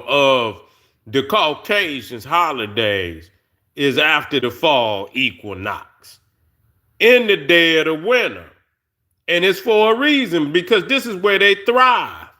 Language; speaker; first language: English; native; English